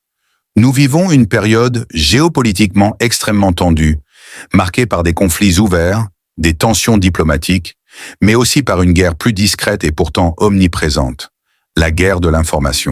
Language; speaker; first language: French; native; French